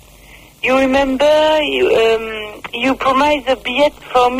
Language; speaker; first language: English; non-native, learner; French